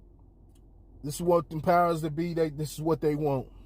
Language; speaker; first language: English; native; English